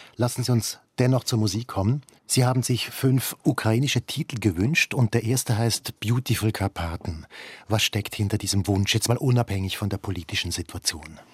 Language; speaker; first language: German; native; German